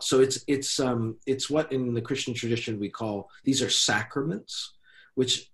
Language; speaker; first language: English; native; English